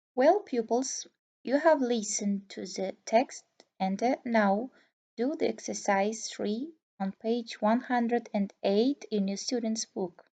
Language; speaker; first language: English; non-native, fluent; Kazakh